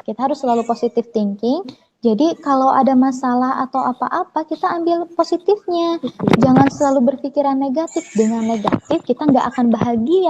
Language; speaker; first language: Indonesian; native; Indonesian